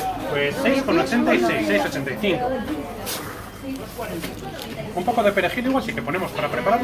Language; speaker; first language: Spanish; native; Spanish